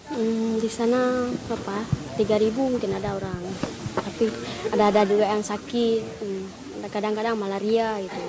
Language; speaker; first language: Indonesian; non-native, local second language; Achinese